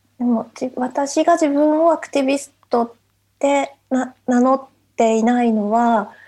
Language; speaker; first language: Japanese; native; Japanese